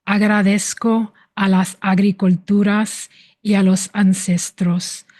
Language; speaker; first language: Spanish; early bilingual, heritage; Spanish